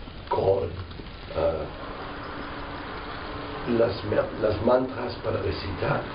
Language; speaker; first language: Spanish; non-native, fluent; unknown